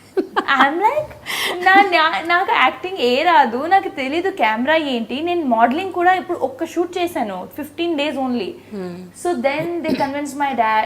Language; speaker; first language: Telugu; non-native, local second language; Hindi